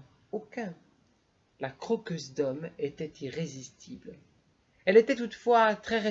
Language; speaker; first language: French; native; French